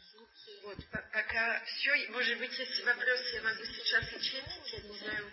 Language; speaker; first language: Russian; non-native, learner; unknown